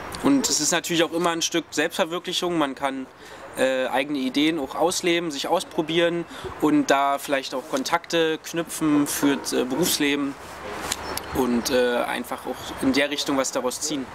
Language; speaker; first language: German; native; German